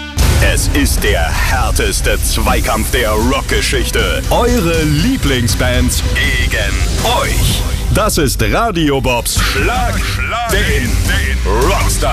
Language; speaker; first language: German; native; German